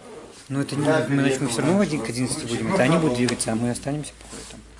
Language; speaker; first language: Russian; native; Russian